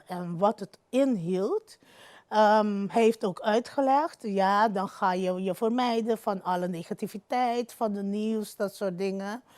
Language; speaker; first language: Dutch; non-native, local second language; Papiamento